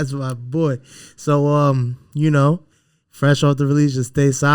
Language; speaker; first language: English; native; English